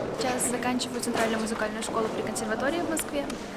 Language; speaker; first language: Russian; native; Russian